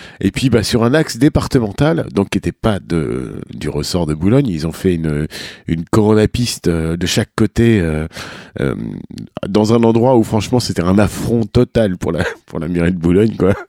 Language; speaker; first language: French; native; French